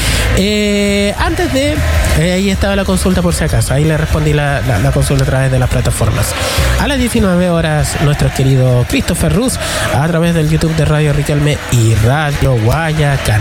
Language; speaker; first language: Spanish; native; Spanish